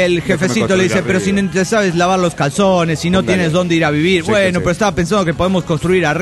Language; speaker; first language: Spanish; native; Spanish